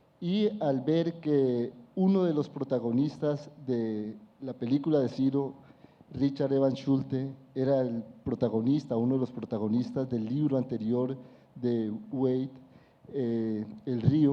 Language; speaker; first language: Spanish; native; Spanish